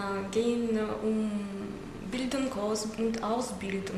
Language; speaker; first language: German; non-native, learner; Russian